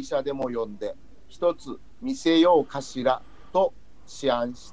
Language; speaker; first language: Japanese; non-native, learner; Chinese